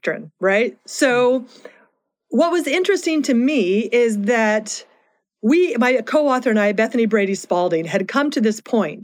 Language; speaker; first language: English; native; English